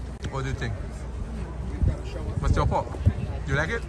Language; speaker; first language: English; non-native, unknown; Indonesian